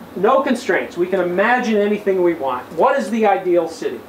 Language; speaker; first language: English; native; English